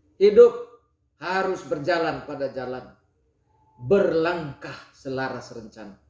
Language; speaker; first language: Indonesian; non-native, local second language; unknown